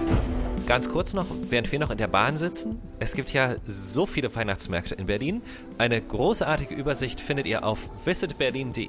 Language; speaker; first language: German; native; German